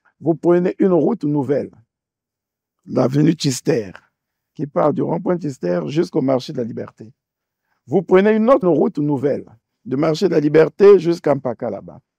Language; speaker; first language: French; native; French